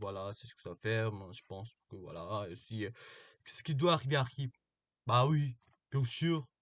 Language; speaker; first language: French; non-native, learner; Korean